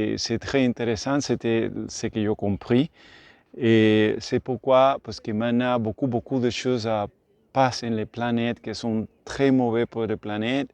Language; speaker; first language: French; non-native, learner; Spanish